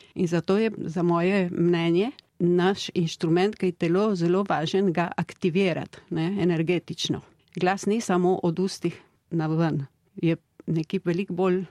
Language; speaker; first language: Slovenian; early bilingual, heritage; Slovenian